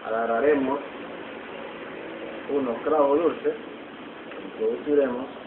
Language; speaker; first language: Spanish; native; Spanish